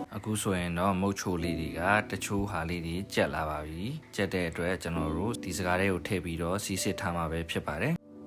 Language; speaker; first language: Burmese; non-native, local second language; Chinese